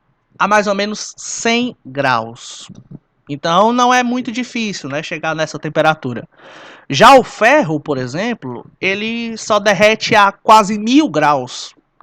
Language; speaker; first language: Portuguese; native; Portuguese